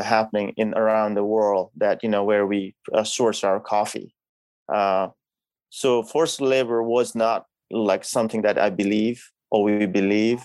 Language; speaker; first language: English; non-native, local second language; Nepali